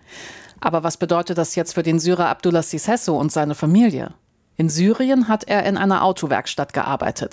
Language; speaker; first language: German; native; German